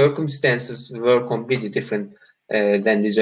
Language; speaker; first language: English; non-native, learner; Turkish